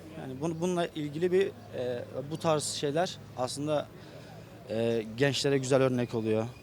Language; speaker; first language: Turkish; native; Turkish